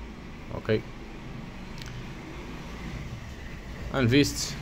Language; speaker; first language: Arabic; native; Arabic